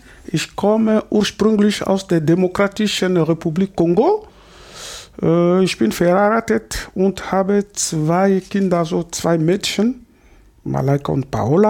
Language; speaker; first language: German; non-native, fluent; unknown